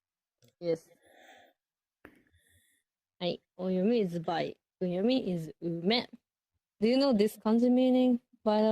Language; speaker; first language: English; non-native, learner; Japanese